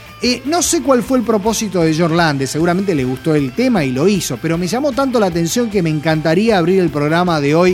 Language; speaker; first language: Spanish; native; Spanish